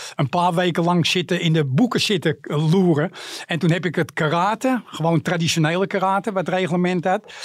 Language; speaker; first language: Dutch; native; Dutch